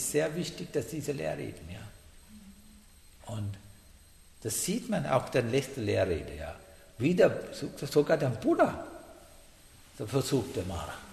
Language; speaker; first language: German; non-native, learner; Sinhala